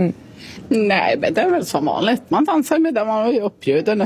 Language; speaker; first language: Swedish; native; Swedish